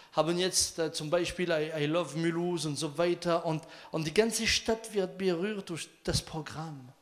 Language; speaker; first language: German; non-native, fluent; French